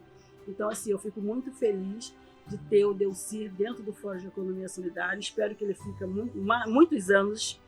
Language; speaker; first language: Portuguese; native; Portuguese